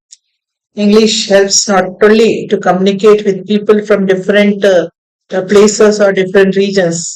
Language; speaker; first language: English; non-native, local second language; Hindi